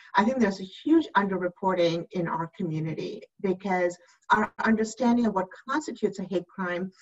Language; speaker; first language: English; native; English